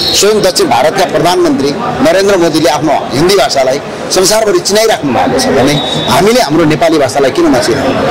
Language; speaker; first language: Nepali; native; Nepali